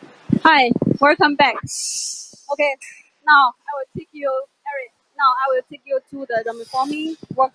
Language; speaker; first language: English; non-native, fluent; Chinese